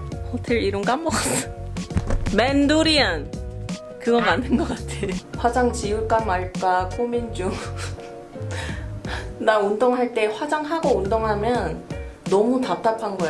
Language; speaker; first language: Korean; non-native, fluent; English